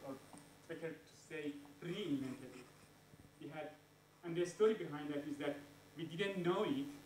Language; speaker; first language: English; non-native, fluent; Persian